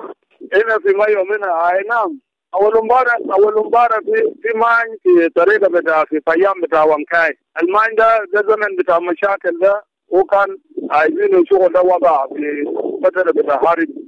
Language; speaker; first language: Arabic; non-native, local second language; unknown